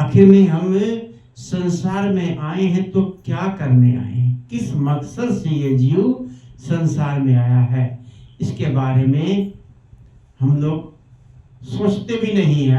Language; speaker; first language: Hindi; native; Hindi